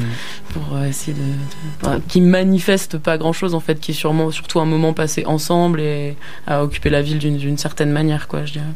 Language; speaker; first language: French; native; French